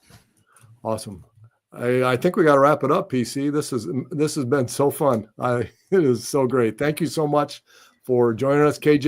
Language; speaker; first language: English; native; English